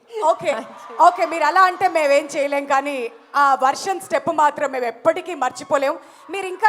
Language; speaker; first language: Telugu; native; Telugu